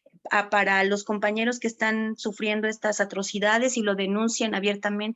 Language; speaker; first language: Spanish; native; Spanish